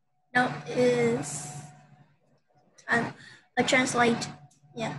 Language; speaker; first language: English; non-native, learner; Vietnamese